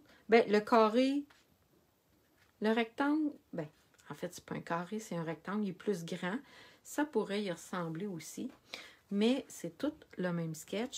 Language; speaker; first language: French; native; French